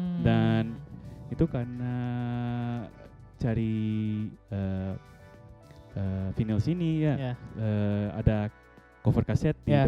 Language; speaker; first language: Indonesian; non-native, fluent; Dutch